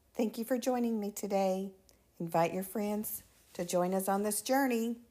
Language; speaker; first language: English; native; English